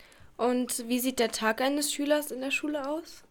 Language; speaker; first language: German; native; German